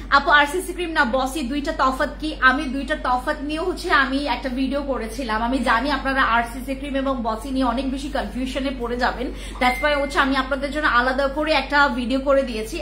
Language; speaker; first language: Bangla; non-native, local second language; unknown